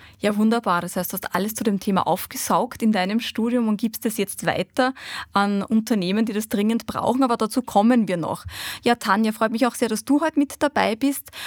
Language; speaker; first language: German; native; German